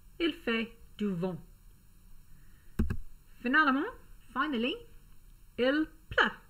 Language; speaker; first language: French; non-native, fluent; English